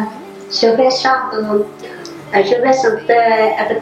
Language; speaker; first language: French; non-native, learner; Vietnamese